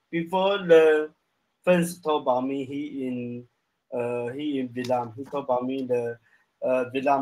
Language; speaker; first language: English; non-native, learner; Chinese